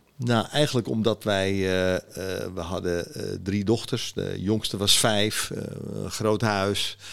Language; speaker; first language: Dutch; early bilingual, other home language; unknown